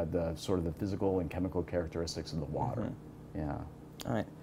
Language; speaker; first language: English; native; English